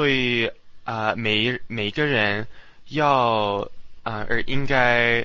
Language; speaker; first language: Chinese; non-native, learner; English